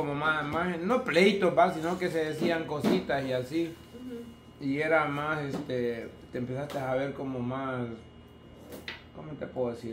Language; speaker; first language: Spanish; native; Spanish